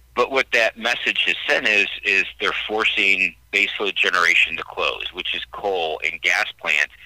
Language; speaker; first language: English; native; English